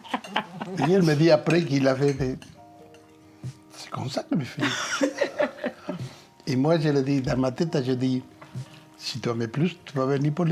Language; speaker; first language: French; non-native, fluent; Spanish